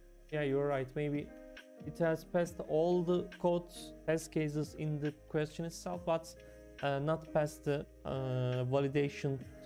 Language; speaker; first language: English; non-native, fluent; Turkish